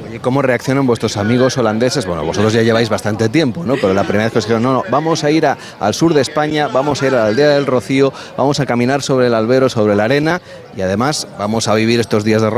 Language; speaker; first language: Spanish; native; Spanish